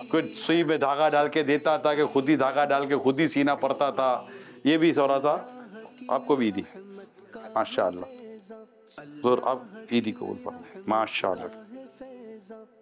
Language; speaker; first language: Urdu; native; Urdu